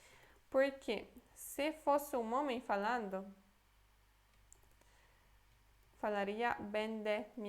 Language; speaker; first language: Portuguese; non-native, fluent; Polish